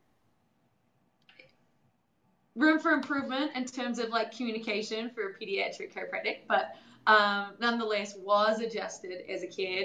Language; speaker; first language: English; native; English